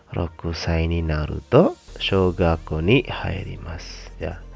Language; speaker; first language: Japanese; non-native, fluent; Indonesian